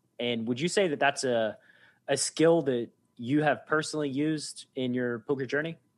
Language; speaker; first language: English; native; English